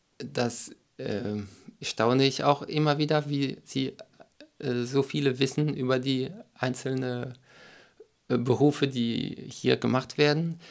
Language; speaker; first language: German; non-native, fluent; French